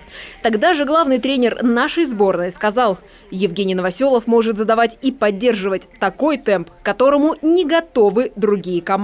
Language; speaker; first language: Russian; native; Russian